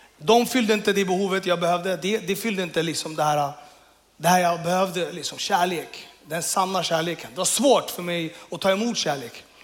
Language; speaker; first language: Swedish; early bilingual, other home language; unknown